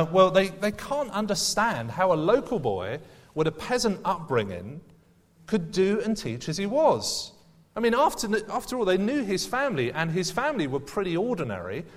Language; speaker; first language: English; native; English